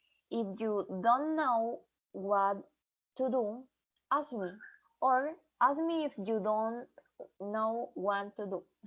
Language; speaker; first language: English; non-native, learner; Spanish